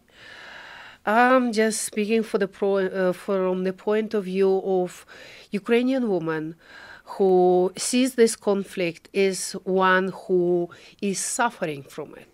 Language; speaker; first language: English; non-native, fluent; Ukrainian